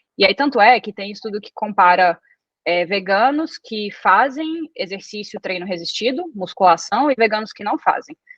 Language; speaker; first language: Portuguese; early bilingual, other home language; Italian